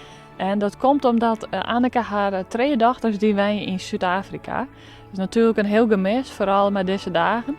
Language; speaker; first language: Dutch; non-native, local second language; Western Frisian